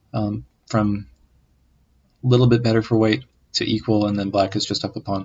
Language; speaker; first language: English; native; English